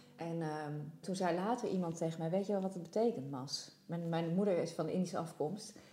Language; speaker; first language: Dutch; native; Dutch